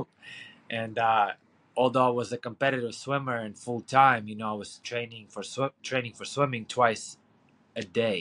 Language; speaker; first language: English; non-native, fluent; Ukrainian